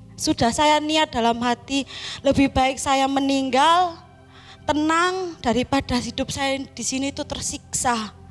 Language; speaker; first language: Indonesian; non-native, local second language; Javanese